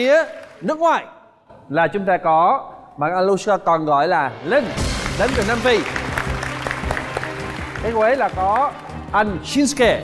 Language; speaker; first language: Vietnamese; non-native, fluent; English